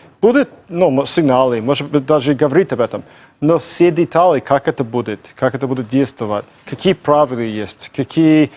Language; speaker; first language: Russian; non-native, fluent; English